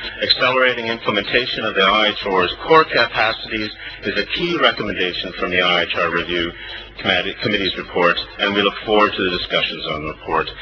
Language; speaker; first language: English; native; English